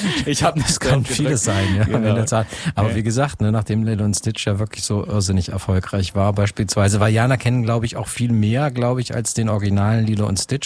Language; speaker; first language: German; native; German